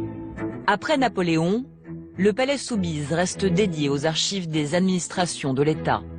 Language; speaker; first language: French; native; French